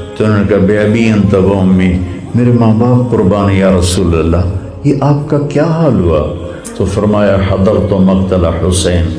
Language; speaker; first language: Urdu; non-native, local second language; Punjabi